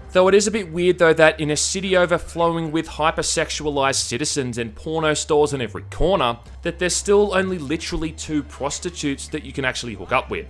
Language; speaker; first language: English; native; English